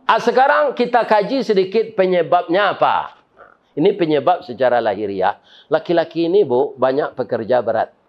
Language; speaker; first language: Malay; non-native, local second language; Minangkabau